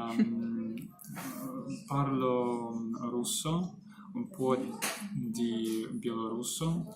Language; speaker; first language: Italian; non-native, learner; Russian